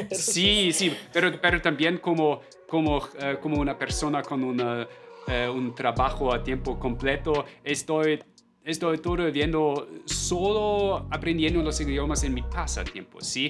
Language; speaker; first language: Spanish; non-native, fluent; German